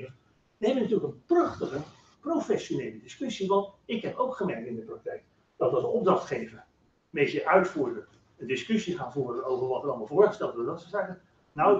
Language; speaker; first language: Dutch; native; Dutch